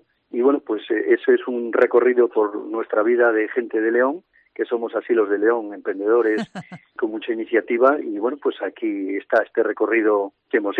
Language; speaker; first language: Spanish; native; Spanish